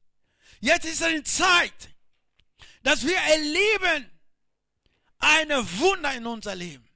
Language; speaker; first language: German; non-native, learner; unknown